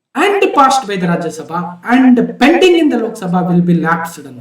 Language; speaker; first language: English; non-native, local second language; Kannada